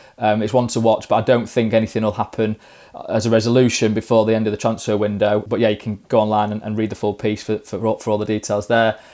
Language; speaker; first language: English; native; English